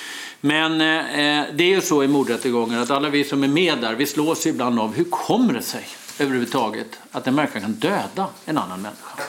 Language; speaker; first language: Swedish; native; Swedish